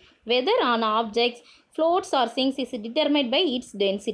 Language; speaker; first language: English; non-native, local second language; Tamil